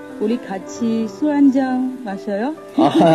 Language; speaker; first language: Korean; non-native, learner; Chinese